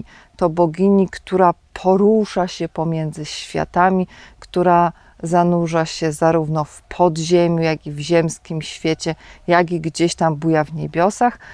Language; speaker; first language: Polish; native; Polish